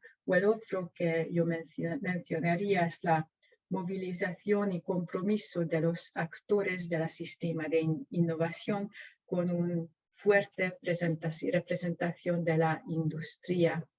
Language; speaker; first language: Spanish; non-native, fluent; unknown